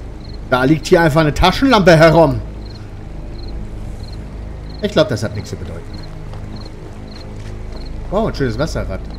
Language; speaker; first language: German; native; German